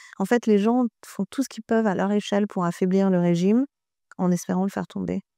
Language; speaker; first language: French; early bilingual, other home language; Persian